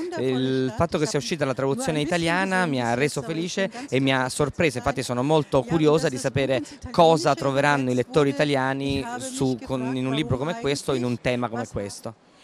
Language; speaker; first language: Italian; non-native, fluent; German